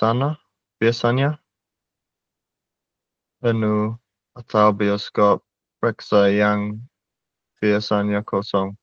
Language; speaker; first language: Indonesian; non-native, learner; English